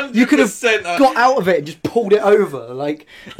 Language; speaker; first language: English; native; English